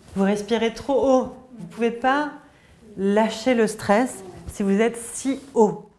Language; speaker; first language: French; native; French